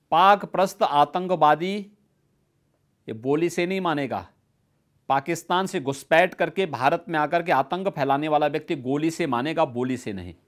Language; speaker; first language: Hindi; native; Hindi